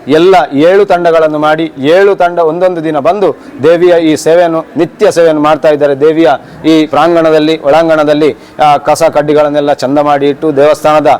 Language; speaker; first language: Kannada; native; Kannada